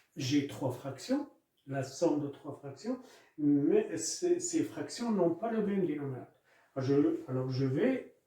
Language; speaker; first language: French; non-native, local second language; Arabic